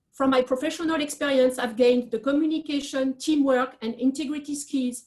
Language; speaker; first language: English; non-native, fluent; French